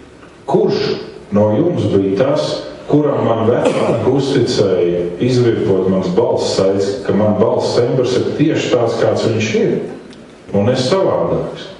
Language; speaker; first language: Latvian; native; Latvian